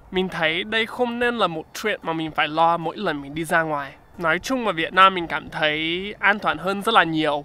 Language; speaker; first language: Vietnamese; non-native, fluent; English